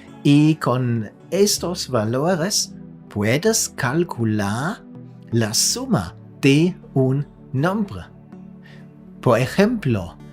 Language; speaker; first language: Spanish; non-native, fluent; German